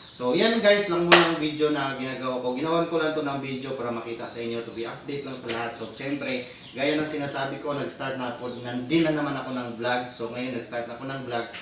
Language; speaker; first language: Filipino; non-native, local second language; Cebuano